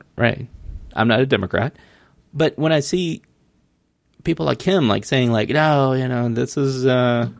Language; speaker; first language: English; native; English